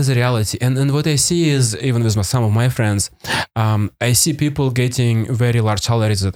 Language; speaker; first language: English; non-native, fluent; Russian